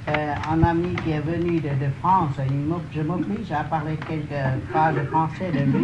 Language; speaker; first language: French; non-native, learner; Vietnamese